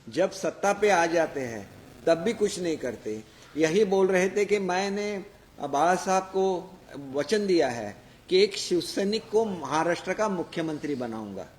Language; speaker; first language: Hindi; non-native, local second language; Marathi